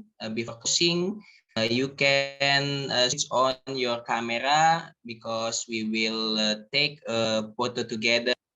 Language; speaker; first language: English; non-native, learner; Indonesian